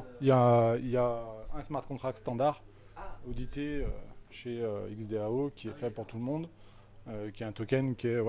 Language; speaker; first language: French; native; French